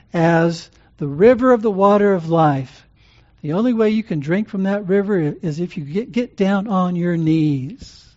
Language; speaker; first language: English; native; English